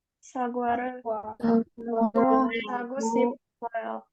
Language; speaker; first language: Korean; non-native, learner; Indonesian